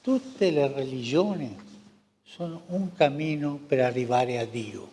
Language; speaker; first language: Italian; non-native, fluent; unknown